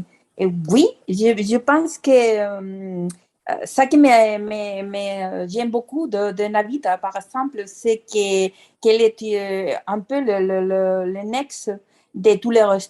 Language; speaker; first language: French; non-native, fluent; Spanish